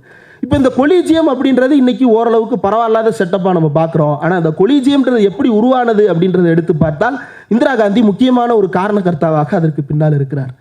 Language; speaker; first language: Tamil; native; Tamil